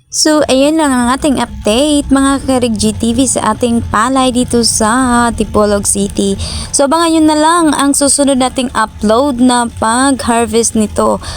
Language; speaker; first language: Filipino; non-native, local second language; Hiligaynon